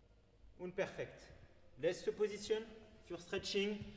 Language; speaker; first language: German; non-native, learner; French